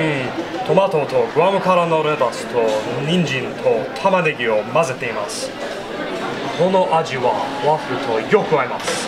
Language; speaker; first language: Japanese; non-native, learner; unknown